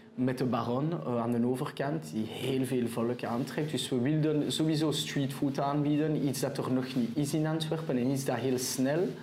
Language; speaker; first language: Dutch; non-native, local second language; French